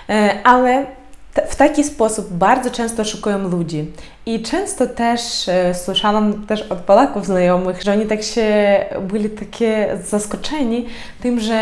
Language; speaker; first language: Polish; non-native, fluent; Ukrainian